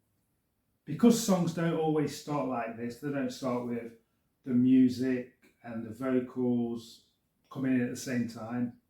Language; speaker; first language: English; native; English